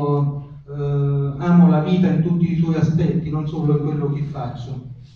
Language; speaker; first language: Italian; native; Italian